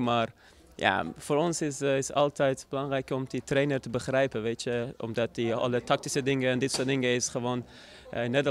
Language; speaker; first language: Dutch; non-native, learner; Persian